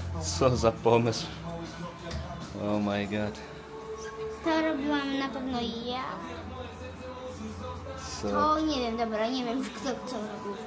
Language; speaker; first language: Polish; native; Polish